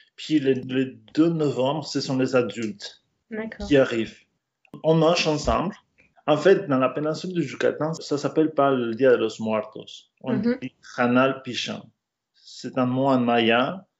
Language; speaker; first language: French; non-native, fluent; Spanish